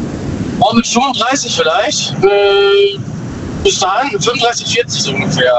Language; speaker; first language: German; native; German